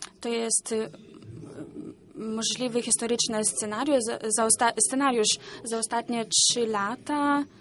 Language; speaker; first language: Polish; non-native, learner; Ukrainian